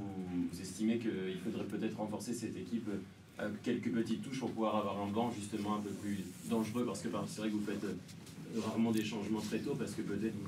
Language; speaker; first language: French; native; French